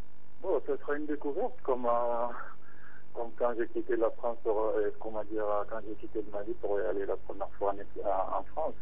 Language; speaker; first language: French; non-native, local second language; Bambara